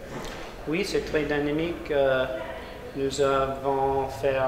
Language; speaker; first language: French; non-native, learner; English